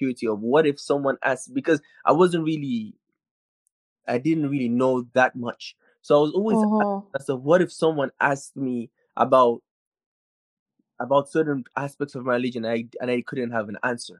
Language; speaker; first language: English; non-native, local second language; Hausa